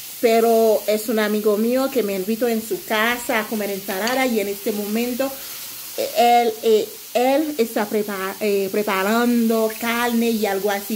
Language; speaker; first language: Spanish; non-native, local second language; Haitian Creole